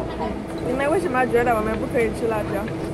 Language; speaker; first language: Chinese; non-native, fluent; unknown